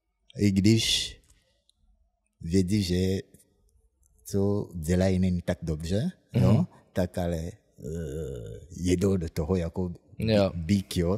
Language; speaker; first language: Czech; non-native, fluent; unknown